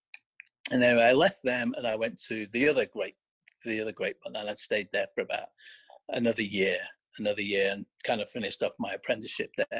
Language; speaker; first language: English; native; English